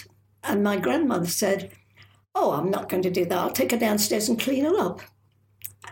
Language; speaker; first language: English; native; English